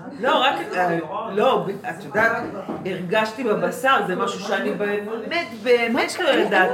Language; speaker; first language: Hebrew; native; Hebrew